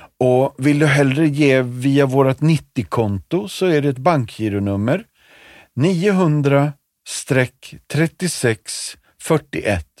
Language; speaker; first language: Swedish; native; Swedish